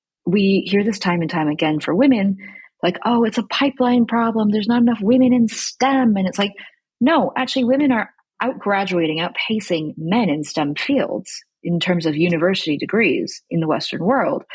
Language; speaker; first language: English; early bilingual, other home language; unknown